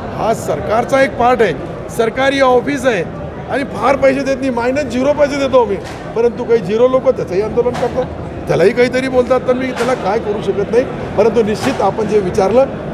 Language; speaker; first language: Marathi; non-native, local second language; Urdu